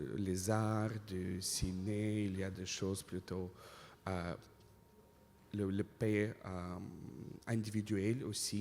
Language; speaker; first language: French; non-native, fluent; Russian